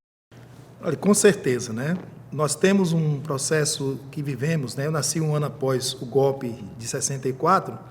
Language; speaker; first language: Portuguese; native; Portuguese